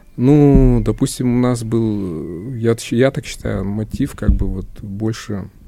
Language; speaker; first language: Russian; non-native, local second language; Kyrgyz